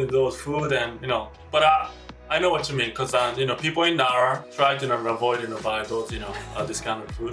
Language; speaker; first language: English; non-native, fluent; Japanese